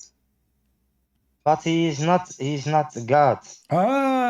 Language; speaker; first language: English; non-native, learner; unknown